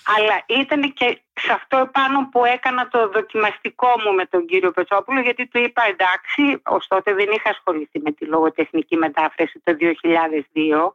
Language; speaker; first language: Greek; native; Greek